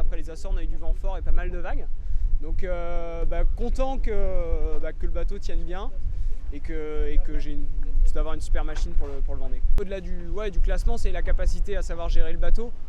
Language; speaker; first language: French; native; French